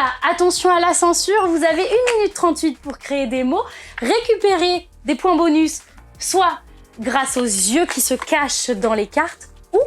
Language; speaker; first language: French; native; French